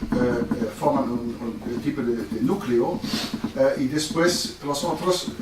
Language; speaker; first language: Spanish; non-native, fluent; German